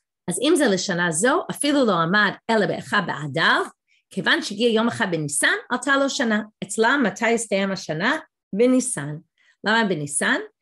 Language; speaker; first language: Hebrew; non-native, fluent; English